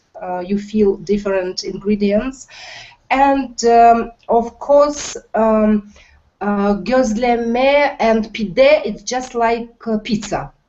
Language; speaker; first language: English; non-native, learner; Russian